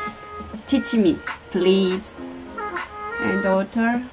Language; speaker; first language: English; non-native, learner; Korean